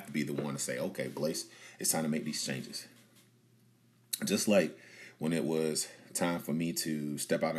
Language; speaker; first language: English; native; English